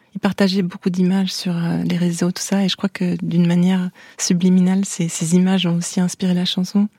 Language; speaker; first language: French; non-native, local second language; Arabic